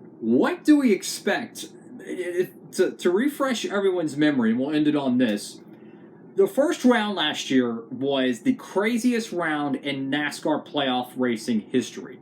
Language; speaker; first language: English; native; English